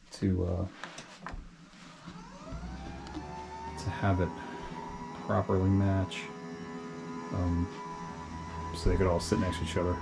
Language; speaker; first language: English; native; English